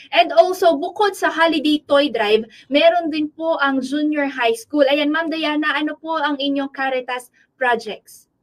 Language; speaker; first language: Filipino; non-native, local second language; Pampanga